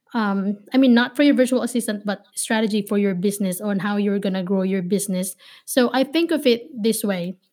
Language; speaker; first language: English; non-native, local second language; Filipino